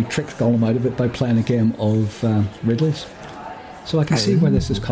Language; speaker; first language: English; native; English